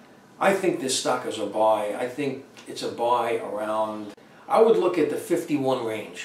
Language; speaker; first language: English; native; English